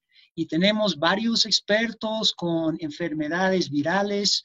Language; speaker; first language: Spanish; non-native, fluent; English